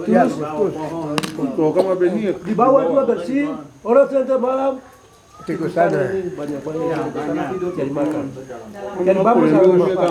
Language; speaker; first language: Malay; non-native, local second language; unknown